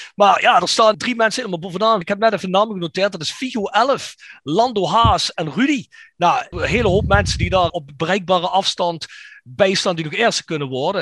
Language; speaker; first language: Dutch; native; Dutch